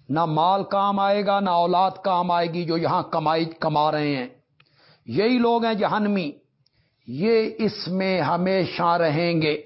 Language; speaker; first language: Urdu; non-native, local second language; Punjabi